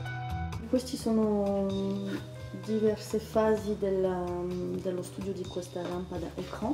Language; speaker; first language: Italian; non-native, fluent; French